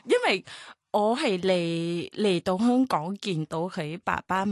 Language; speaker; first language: Cantonese; non-native, learner; Thai